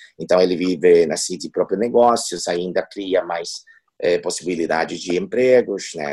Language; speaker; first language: Portuguese; non-native, fluent; Chinese